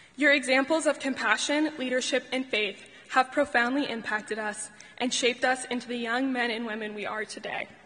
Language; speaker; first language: English; native; English